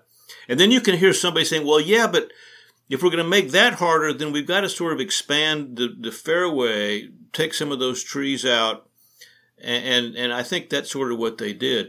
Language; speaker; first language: English; native; English